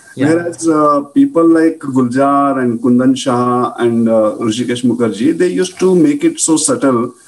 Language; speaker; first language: English; non-native, local second language; Marathi